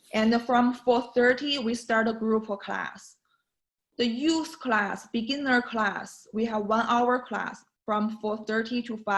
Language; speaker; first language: English; non-native, learner; Chinese